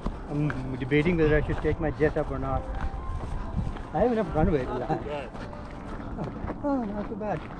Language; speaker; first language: English; native; English